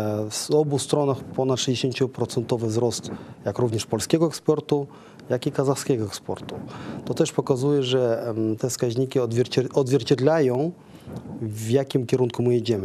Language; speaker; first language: Polish; non-native, fluent; Kazakh